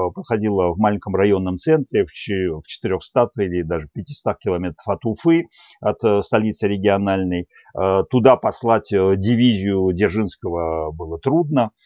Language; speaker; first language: Russian; native; Russian